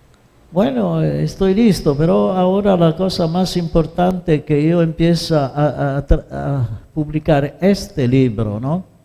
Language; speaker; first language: Spanish; non-native, fluent; Italian